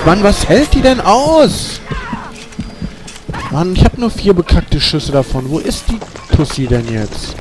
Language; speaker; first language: German; native; German